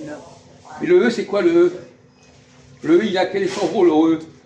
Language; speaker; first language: French; native; French